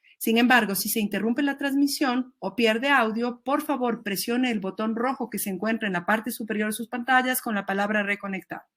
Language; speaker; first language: Spanish; native; Spanish